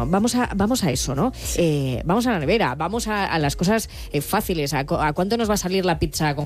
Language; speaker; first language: Spanish; native; Spanish